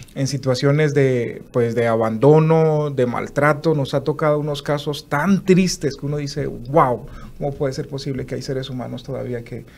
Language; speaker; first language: Spanish; native; Spanish